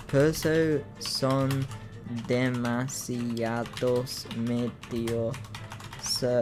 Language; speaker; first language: Spanish; non-native, learner; English